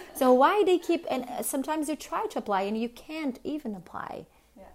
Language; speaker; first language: English; non-native, fluent; Portuguese